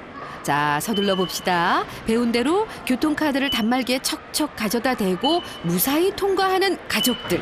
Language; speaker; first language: Korean; native; Korean